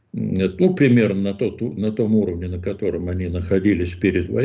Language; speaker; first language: Russian; native; Russian